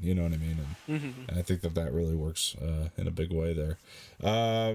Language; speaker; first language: English; native; English